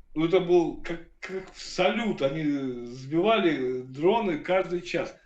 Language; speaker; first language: Russian; native; Russian